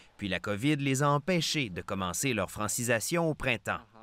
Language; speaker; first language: French; native; French